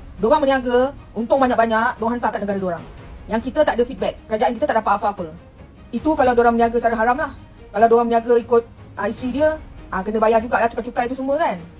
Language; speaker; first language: Malay; native; Malay